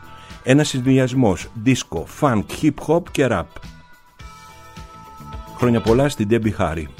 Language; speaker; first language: Greek; native; Greek